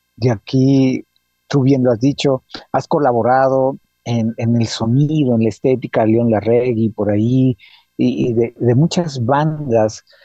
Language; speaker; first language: Spanish; native; Spanish